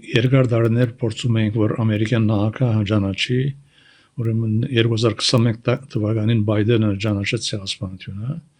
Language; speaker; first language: Armenian; early bilingual, heritage; Armenian